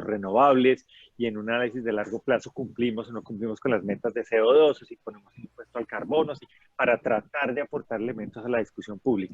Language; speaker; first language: Spanish; native; Spanish